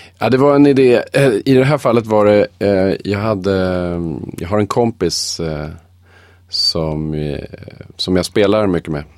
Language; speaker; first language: Swedish; native; Swedish